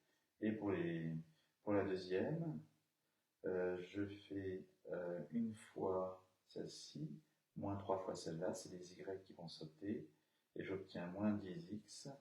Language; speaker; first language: French; native; French